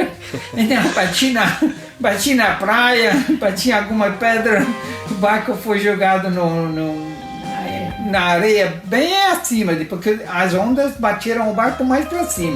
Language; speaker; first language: Portuguese; non-native, fluent; Italian